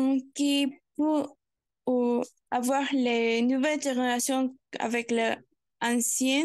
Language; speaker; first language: French; non-native, learner; Spanish